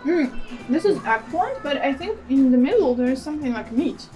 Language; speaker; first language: English; non-native, fluent; Ukrainian